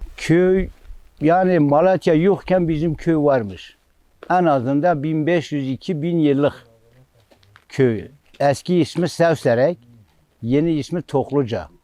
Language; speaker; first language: Turkish; native; Turkish